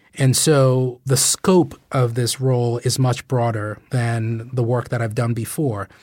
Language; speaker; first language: English; native; English